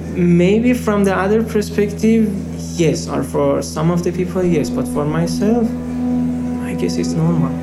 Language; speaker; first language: English; non-native, fluent; Persian